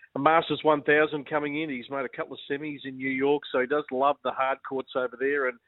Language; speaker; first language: English; native; English